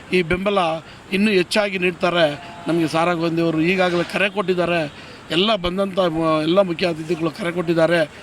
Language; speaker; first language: Kannada; native; Kannada